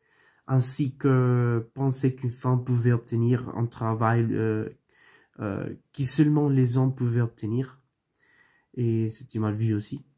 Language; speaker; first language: French; non-native, learner; Spanish